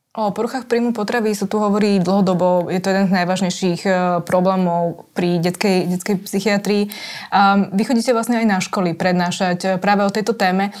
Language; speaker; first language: Slovak; native; Slovak